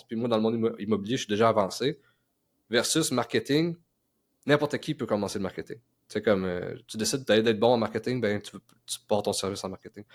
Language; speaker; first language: French; native; French